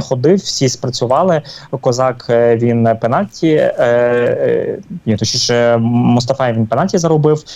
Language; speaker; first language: Ukrainian; native; Ukrainian